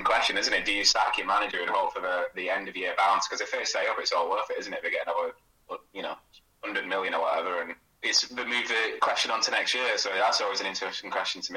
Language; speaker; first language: English; native; English